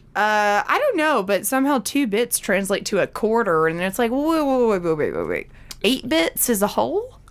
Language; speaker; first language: English; native; English